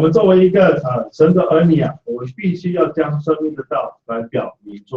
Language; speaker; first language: Chinese; native; Chinese